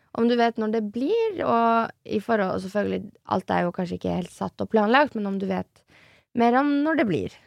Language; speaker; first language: Norwegian; early bilingual, other home language; French